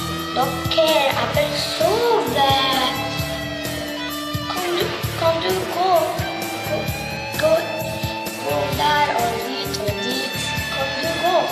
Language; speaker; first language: Norwegian; non-native, learner; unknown